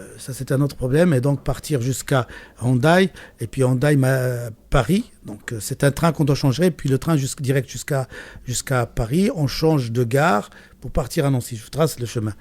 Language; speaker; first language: French; non-native, local second language; Arabic